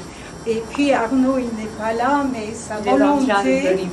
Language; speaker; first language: French; non-native, fluent; Turkish